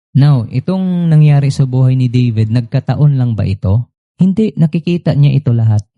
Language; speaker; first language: Filipino; non-native, local second language; Cebuano